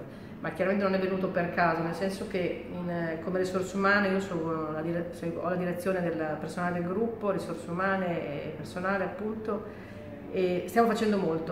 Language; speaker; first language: Italian; native; Italian